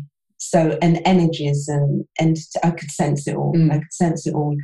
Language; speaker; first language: English; native; English